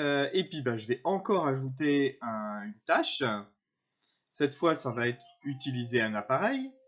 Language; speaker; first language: French; native; French